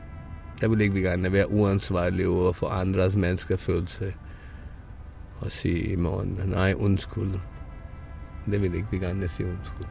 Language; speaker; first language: Danish; non-native, fluent; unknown